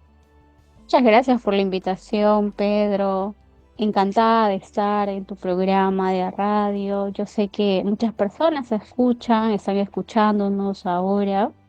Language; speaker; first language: Spanish; native; Spanish